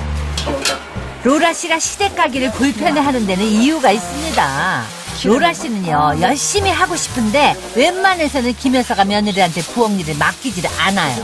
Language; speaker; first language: Korean; native; Korean